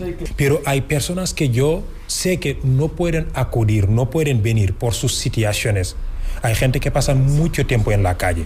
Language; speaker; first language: Spanish; non-native, fluent; Wolof